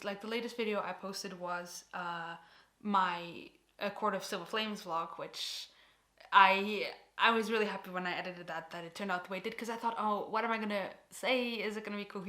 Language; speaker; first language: English; non-native, fluent; Portuguese